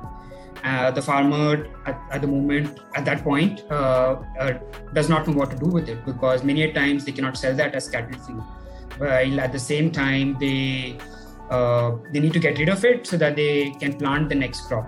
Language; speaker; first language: English; non-native, local second language; Hindi